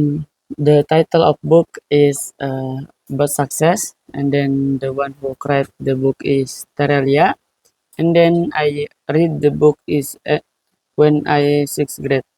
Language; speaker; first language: English; non-native, learner; Indonesian